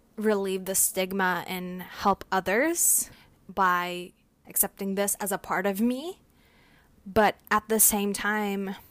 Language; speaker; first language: English; non-native, fluent; Turkish